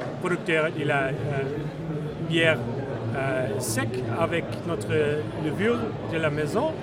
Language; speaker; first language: French; non-native, learner; German